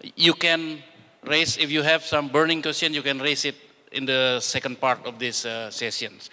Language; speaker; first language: English; non-native, fluent; Indonesian